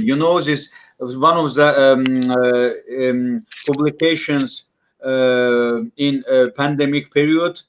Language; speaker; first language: English; non-native, learner; Russian